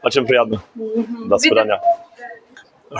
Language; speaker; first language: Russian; non-native, learner; English